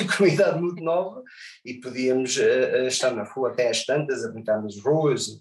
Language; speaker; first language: Portuguese; early bilingual, other home language; English